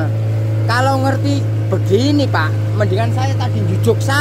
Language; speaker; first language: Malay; non-native, local second language; Javanese